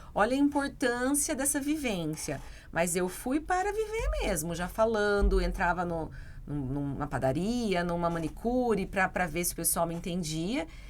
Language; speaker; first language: Portuguese; native; Portuguese